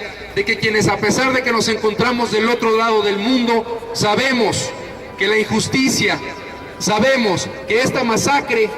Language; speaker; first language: Spanish; native; Spanish